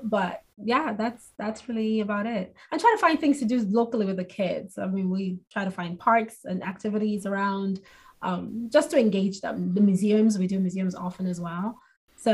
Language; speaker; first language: English; non-native, local second language; Igbo